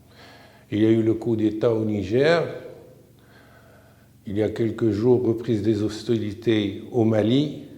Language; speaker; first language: French; non-native, local second language; Arabic